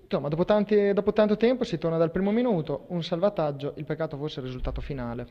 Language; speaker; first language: Italian; native; Italian